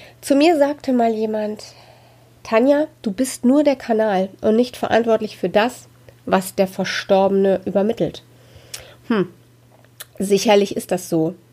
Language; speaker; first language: German; native; German